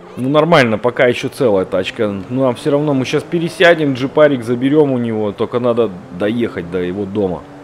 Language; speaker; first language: Russian; native; Russian